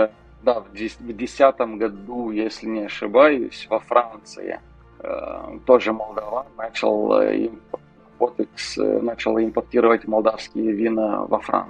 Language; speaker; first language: Russian; non-native, local second language; Romanian